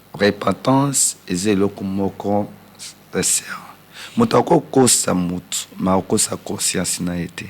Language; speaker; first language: Lingala; non-native, local second language; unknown